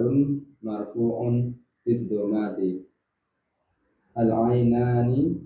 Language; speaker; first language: Arabic; non-native, learner; Indonesian